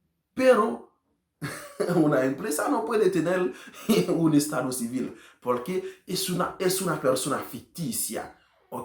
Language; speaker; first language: Spanish; non-native, learner; Haitian Creole